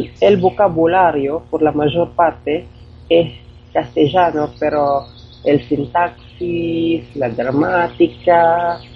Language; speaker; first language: Spanish; non-native, fluent; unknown